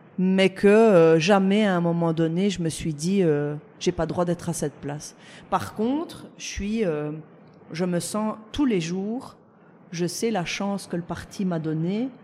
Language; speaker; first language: French; early bilingual, other home language; Italian